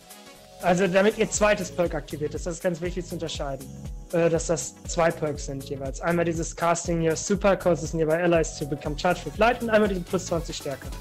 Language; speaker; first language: German; native; German